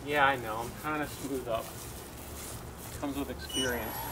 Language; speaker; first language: English; native; English